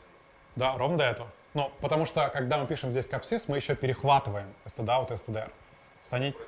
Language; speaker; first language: Russian; native; Russian